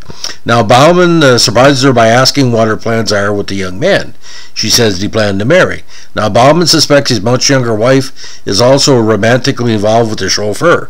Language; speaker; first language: English; native; English